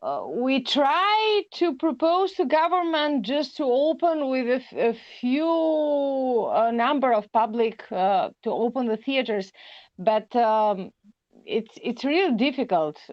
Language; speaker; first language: English; non-native, learner; Albanian